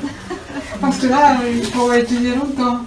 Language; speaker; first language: French; non-native, learner; Japanese